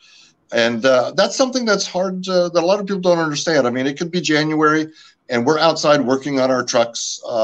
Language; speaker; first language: English; early bilingual, other home language; French